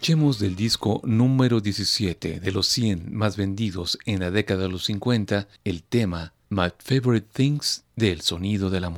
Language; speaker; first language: Spanish; native; Spanish